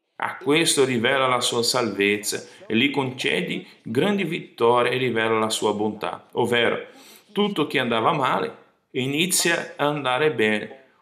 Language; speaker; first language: Italian; non-native, fluent; Portuguese